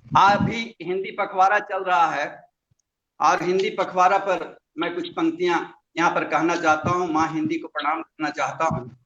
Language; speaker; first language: Hindi; non-native, local second language; Magahi